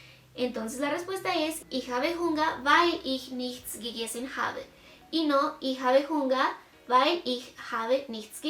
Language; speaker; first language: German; non-native, fluent; Spanish